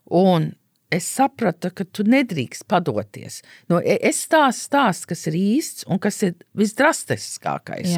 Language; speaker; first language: Latvian; early bilingual, heritage; Latvian